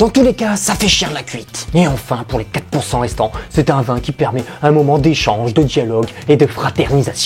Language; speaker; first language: French; native; French